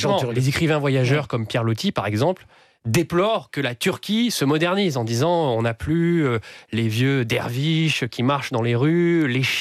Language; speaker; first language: French; native; French